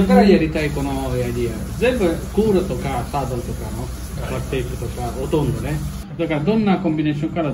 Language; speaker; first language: Japanese; non-native, learner; Italian